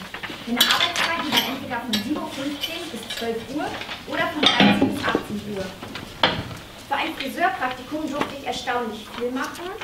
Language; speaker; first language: German; native; German